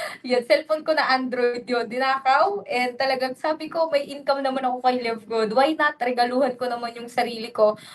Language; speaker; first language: Filipino; non-native, local second language; Waray